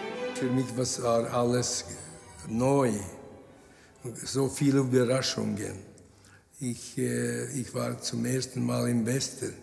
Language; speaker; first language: German; non-native, fluent; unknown